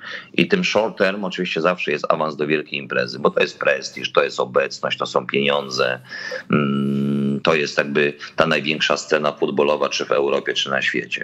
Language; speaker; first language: Polish; native; Polish